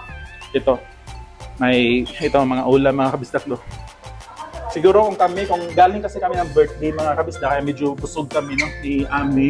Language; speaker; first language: Filipino; non-native, local second language; Cebuano